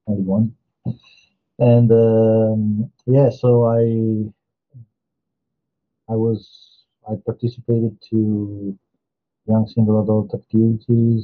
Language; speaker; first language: English; non-native, fluent; Italian